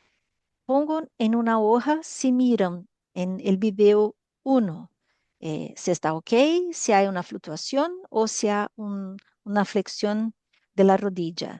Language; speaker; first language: Spanish; non-native, learner; Portuguese